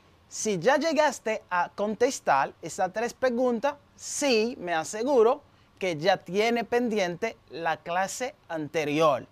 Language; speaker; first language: Spanish; non-native, fluent; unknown